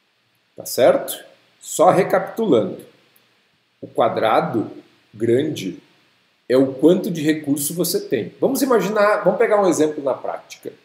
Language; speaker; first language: Portuguese; native; Portuguese